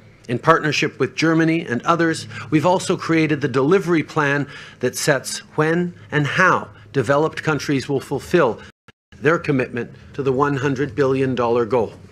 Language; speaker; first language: English; early bilingual, other home language; French